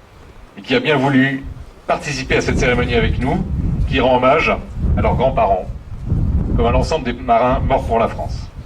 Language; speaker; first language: French; native; French